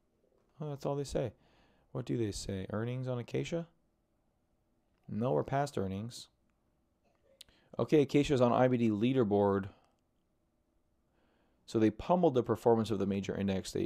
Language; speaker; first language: English; native; English